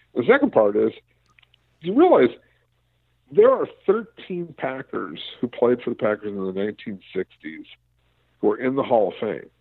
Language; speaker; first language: English; native; English